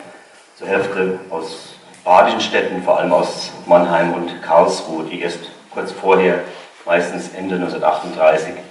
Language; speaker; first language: German; native; German